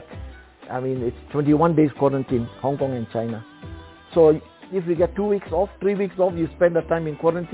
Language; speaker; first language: English; non-native, local second language; Cantonese